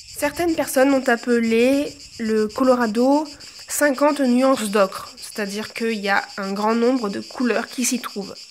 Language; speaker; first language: French; native; French